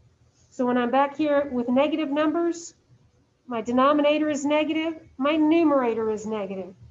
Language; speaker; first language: English; native; English